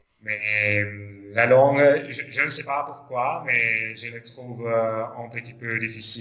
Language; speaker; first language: French; non-native, learner; Italian